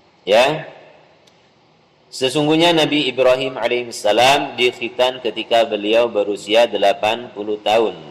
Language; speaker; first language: Indonesian; native; Indonesian